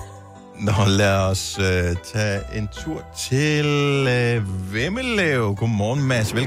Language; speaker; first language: Danish; native; Danish